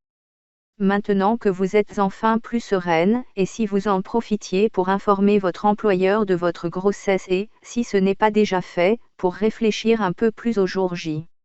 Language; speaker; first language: French; native; French